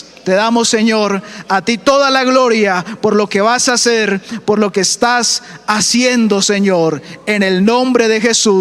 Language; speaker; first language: Spanish; native; Spanish